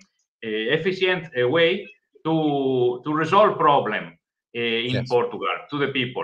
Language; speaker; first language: English; non-native, learner; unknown